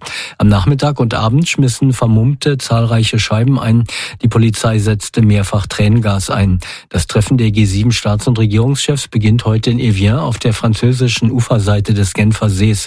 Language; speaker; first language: German; native; German